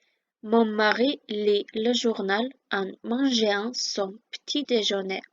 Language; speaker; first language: French; non-native, fluent; Armenian